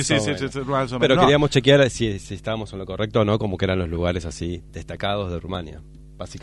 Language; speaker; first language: Spanish; native; Spanish